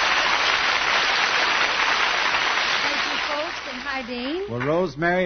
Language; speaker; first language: English; native; English